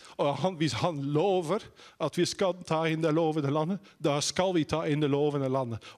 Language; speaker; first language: Norwegian; non-native, fluent; Dutch